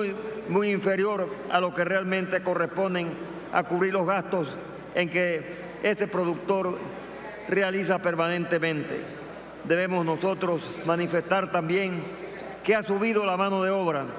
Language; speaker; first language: Spanish; native; Spanish